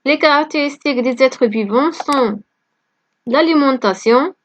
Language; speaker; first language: French; non-native, local second language; Arabic